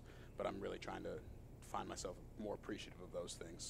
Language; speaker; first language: English; native; English